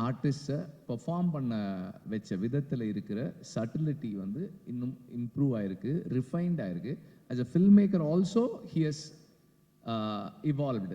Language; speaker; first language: Tamil; native; Tamil